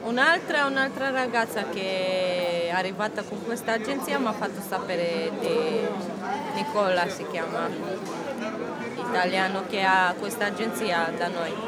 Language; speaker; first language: Italian; non-native, learner; Romanian